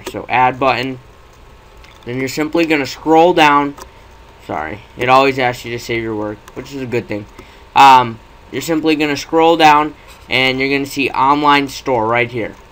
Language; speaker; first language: English; native; English